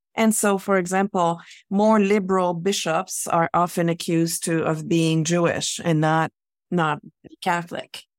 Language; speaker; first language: English; native; English